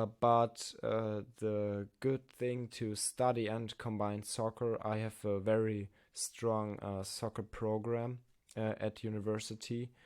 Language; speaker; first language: English; non-native, learner; German